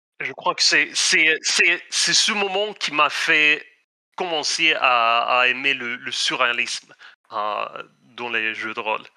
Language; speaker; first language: French; non-native, fluent; Swedish